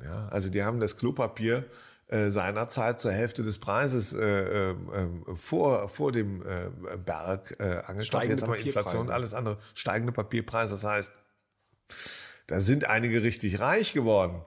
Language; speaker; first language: German; native; German